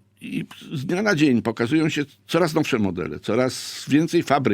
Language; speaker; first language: Polish; native; Polish